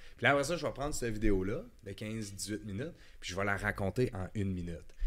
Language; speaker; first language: French; native; French